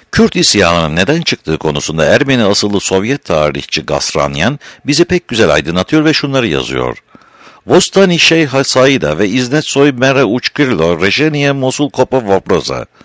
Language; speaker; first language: Turkish; native; Turkish